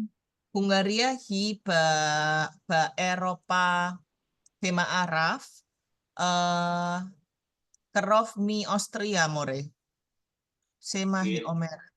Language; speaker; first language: Hebrew; non-native, learner; Indonesian